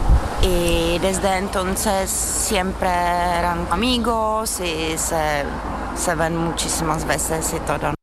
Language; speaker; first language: Spanish; non-native, learner; Czech